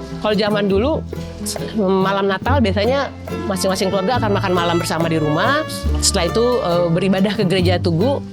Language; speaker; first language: Indonesian; native; Indonesian